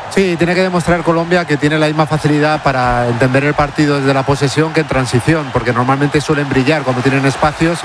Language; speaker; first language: Spanish; native; Spanish